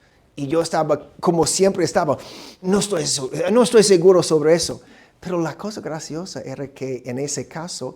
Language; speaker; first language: Spanish; non-native, fluent; English